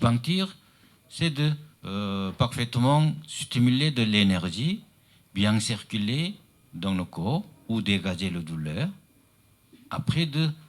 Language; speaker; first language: French; non-native, learner; Chinese